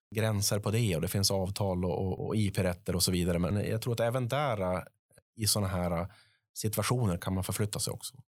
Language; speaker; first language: Swedish; native; Swedish